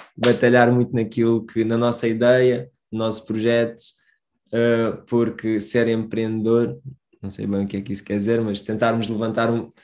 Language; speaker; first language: Portuguese; early bilingual, other home language; Romanian